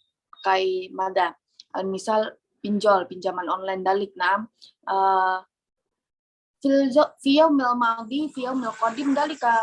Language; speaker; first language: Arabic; non-native, learner; Indonesian